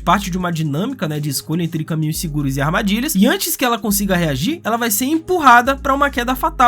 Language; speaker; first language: Portuguese; native; Portuguese